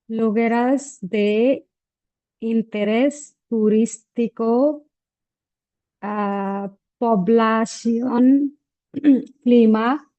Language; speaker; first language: Spanish; non-native, learner; Bangla